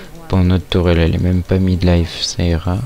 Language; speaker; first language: French; native; French